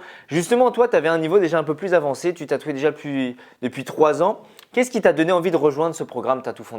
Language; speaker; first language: French; native; French